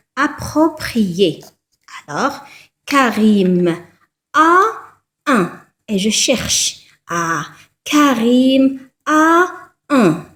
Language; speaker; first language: French; non-native, local second language; Arabic